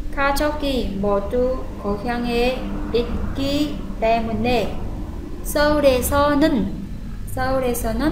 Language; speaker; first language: Korean; non-native, learner; Vietnamese